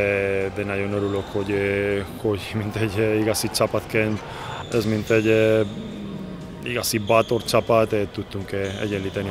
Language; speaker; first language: Hungarian; non-native, learner; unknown